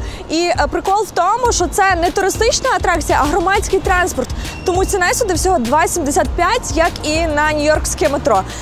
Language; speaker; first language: Ukrainian; native; Ukrainian